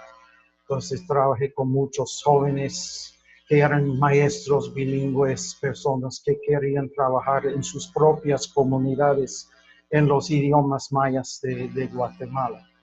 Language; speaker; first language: Spanish; non-native, fluent; English